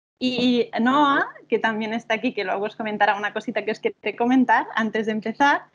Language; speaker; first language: Spanish; non-native, local second language; Catalan